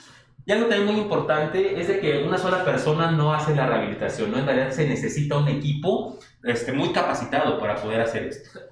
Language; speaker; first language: Spanish; native; Spanish